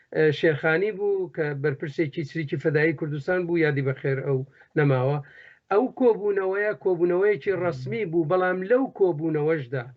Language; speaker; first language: Central Kurdish; native; Central Kurdish